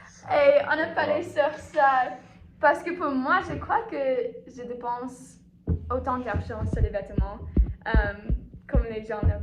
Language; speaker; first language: French; non-native, fluent; English